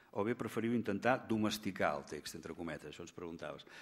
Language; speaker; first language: Catalan; native; Catalan